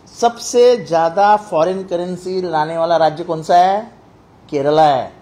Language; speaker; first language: Hindi; non-native, local second language; Marathi